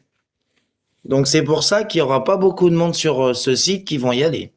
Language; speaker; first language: French; native; French